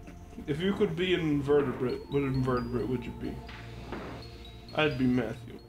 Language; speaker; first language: English; native; English